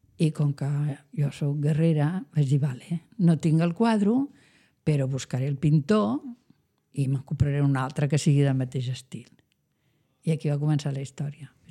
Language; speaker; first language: Catalan; non-native, local second language; Spanish